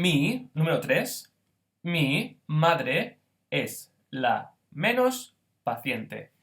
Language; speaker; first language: Spanish; non-native, fluent; English